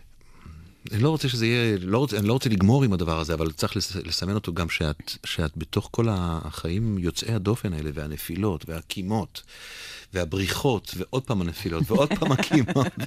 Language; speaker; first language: Hebrew; native; Hebrew